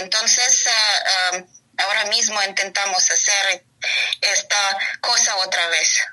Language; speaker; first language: Spanish; non-native, learner; Ukrainian